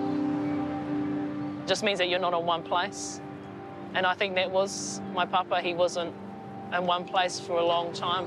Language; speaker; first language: English; native; English